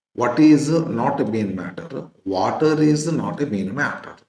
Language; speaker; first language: English; non-native, local second language; Kannada